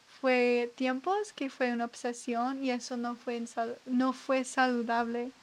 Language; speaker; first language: Spanish; non-native, learner; English